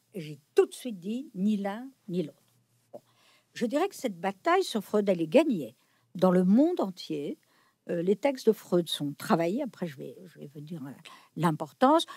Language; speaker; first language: French; native; French